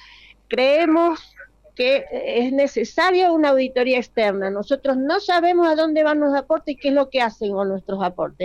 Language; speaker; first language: Spanish; native; Spanish